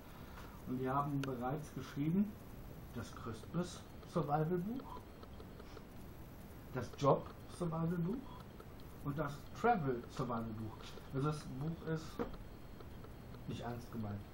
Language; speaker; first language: German; native; German